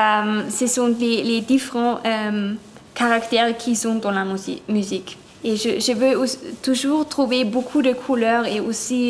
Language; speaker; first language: French; non-native, fluent; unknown